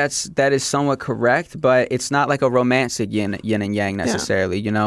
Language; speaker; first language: English; native; English